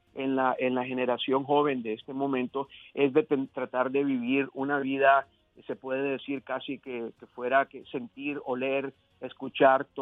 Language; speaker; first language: Spanish; early bilingual, heritage; Spanish